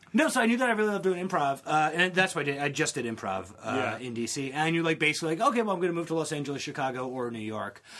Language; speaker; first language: English; native; English